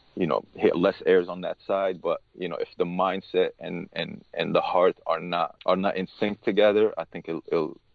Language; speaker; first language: English; early bilingual, other home language; Arabic